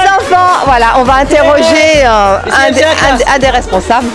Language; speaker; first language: French; native; French